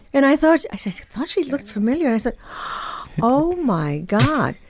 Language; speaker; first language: English; early bilingual, other home language; Spanish